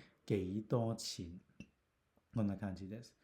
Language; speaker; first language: Japanese; non-native, fluent; Cantonese